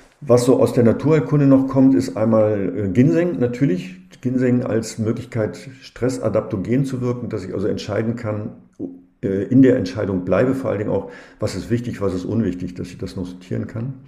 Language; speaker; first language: German; native; German